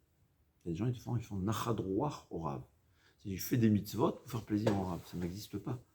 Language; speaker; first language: French; native; French